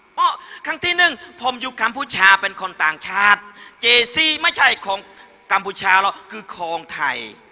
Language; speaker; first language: Thai; non-native, learner; Khmer